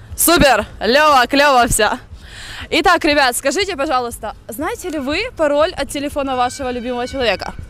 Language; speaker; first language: Russian; native; Russian